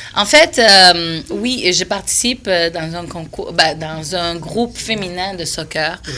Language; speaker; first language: French; non-native, fluent; Portuguese